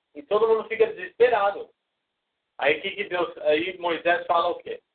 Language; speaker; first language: Portuguese; native; Portuguese